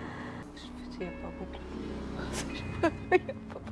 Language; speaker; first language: French; non-native, learner; Japanese